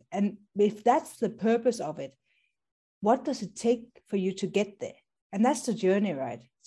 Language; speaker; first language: English; non-native, local second language; Danish